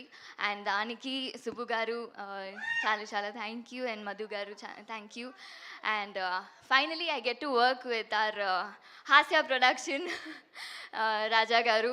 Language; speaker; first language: Telugu; non-native, fluent; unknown